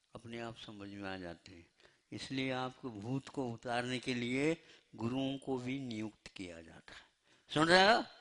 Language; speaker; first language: Hindi; non-native, local second language; Kannada